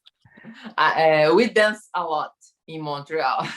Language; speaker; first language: English; non-native, learner; Portuguese